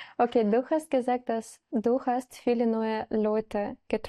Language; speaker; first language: German; non-native, learner; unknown